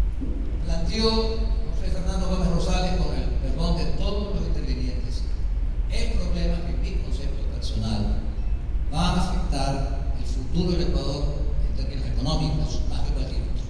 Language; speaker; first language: Spanish; native; Spanish